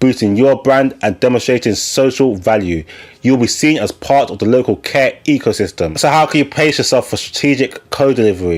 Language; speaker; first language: English; native; English